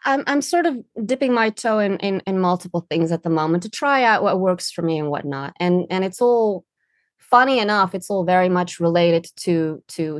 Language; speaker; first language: English; non-native, fluent; Dutch